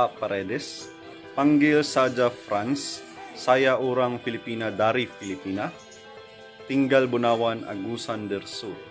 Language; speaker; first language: Indonesian; non-native, learner; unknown